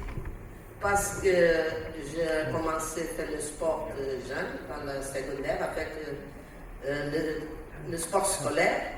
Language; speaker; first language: French; non-native, learner; Portuguese